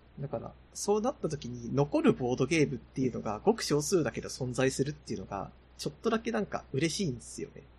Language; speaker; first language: Japanese; native; Japanese